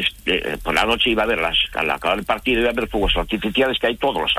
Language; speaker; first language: Spanish; native; Spanish